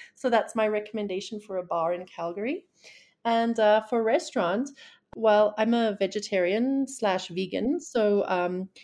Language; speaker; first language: English; native; English